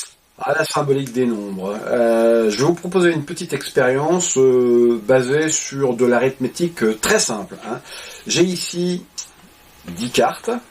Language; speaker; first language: French; native; French